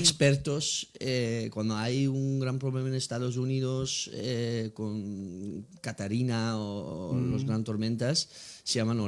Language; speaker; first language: Spanish; non-native, fluent; Dutch